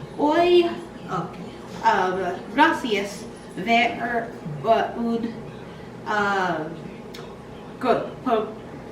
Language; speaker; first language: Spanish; non-native, learner; English